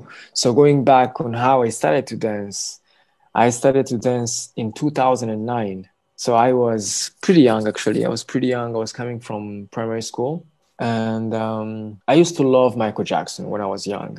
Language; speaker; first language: English; non-native, local second language; Kinyarwanda